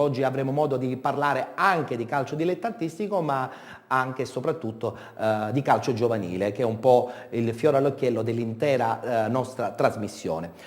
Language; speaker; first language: Italian; native; Italian